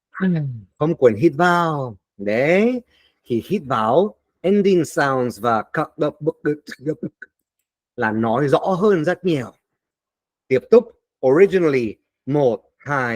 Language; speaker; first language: Vietnamese; non-native, fluent; Spanish